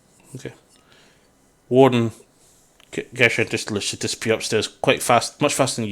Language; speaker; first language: English; native; English